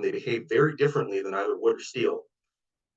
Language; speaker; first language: English; native; English